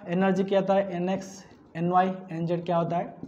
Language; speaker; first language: Hindi; non-native, local second language; Odia